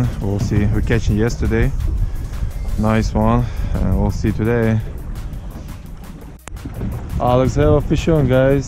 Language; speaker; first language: English; non-native, learner; Russian